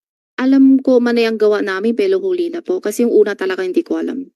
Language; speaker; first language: Filipino; non-native, learner; Chinese